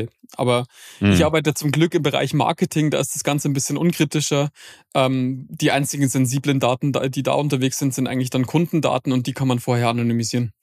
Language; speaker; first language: German; native; German